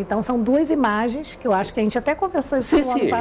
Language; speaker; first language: Portuguese; native; Portuguese